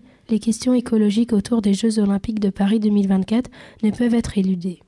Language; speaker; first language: French; native; French